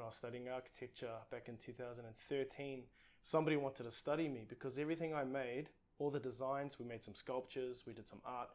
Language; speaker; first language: English; non-native, local second language; Māori